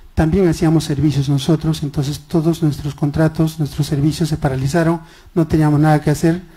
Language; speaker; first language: Spanish; non-native, local second language; Quechua